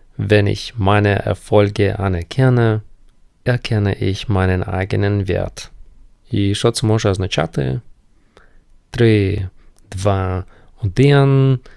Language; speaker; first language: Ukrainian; non-native, local second language; Russian